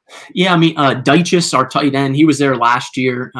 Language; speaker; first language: English; native; English